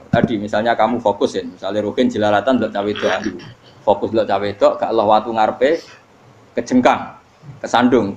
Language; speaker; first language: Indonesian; non-native, local second language; Javanese